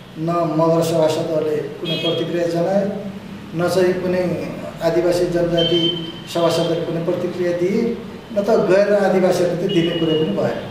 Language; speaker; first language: Nepali; non-native, local second language; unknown